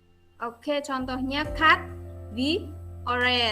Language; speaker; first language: English; non-native, learner; Indonesian